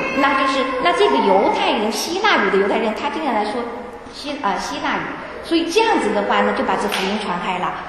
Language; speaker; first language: Chinese; native; Chinese